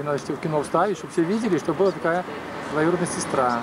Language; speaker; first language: Russian; native; Russian